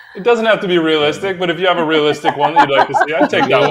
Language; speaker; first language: English; native; English